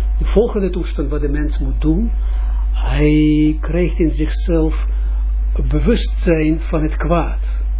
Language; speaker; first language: Dutch; non-native, fluent; Russian